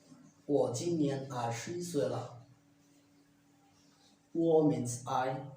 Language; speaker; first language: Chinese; non-native, learner; Bangla